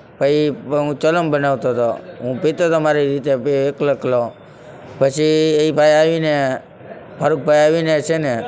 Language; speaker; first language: Gujarati; native; Gujarati